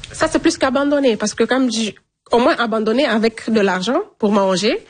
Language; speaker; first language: French; non-native, local second language; Fula